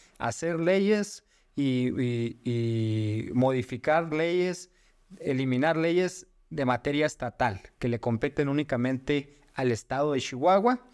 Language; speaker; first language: Spanish; native; Spanish